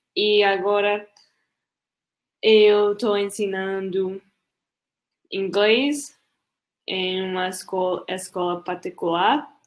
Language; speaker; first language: Portuguese; non-native, fluent; English